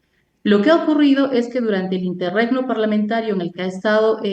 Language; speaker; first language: Spanish; native; Spanish